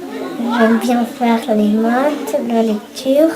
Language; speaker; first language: French; early bilingual, other home language; Albanian